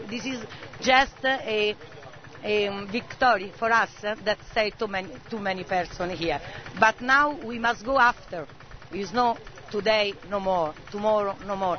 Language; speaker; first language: English; non-native, learner; Italian